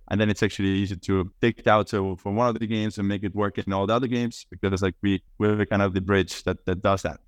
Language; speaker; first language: English; non-native, fluent; Estonian